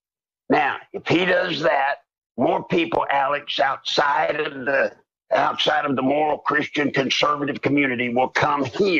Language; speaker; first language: English; native; English